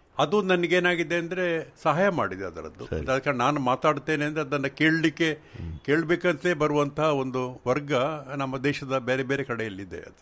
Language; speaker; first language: Kannada; non-native, local second language; Tulu